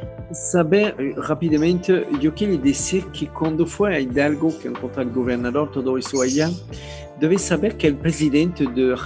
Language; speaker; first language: Spanish; non-native, learner; French